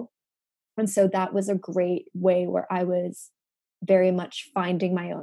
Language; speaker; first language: English; non-native, local second language; Japanese